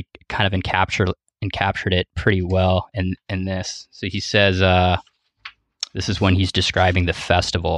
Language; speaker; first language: English; native; English